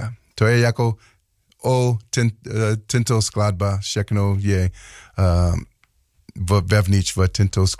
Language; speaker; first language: Slovak; non-native, learner; English